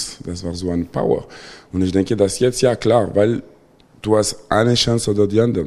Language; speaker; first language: German; non-native, local second language; French